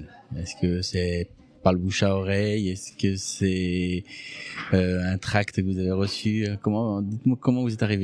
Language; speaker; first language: French; native; French